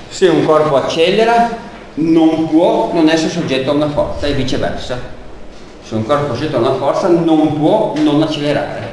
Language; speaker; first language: Italian; native; Italian